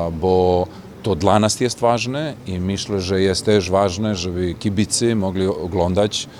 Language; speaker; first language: Polish; non-native, fluent; Serbian